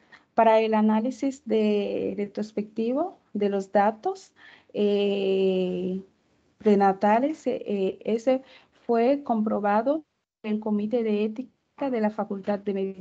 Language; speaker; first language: Spanish; non-native, fluent; Haitian Creole